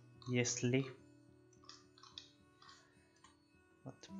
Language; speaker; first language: Russian; non-native, learner; Spanish